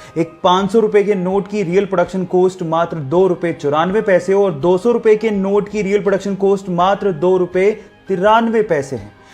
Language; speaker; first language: Hindi; native; Hindi